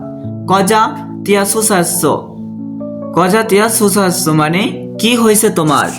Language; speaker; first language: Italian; non-native, learner; Bangla